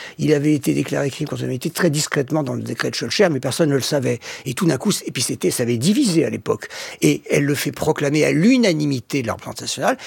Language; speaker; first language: French; native; French